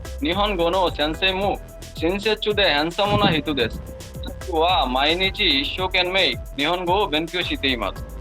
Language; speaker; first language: Japanese; non-native, learner; Bangla